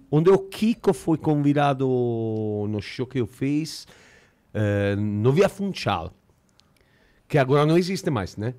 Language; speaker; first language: Portuguese; non-native, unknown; Italian